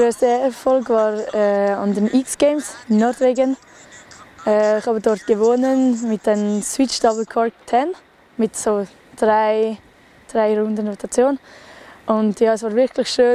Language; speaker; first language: German; non-native, local second language; French